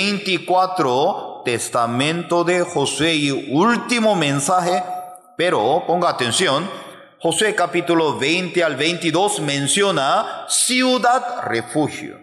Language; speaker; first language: Spanish; non-native, fluent; Korean